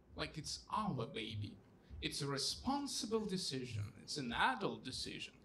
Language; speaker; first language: English; non-native, fluent; Russian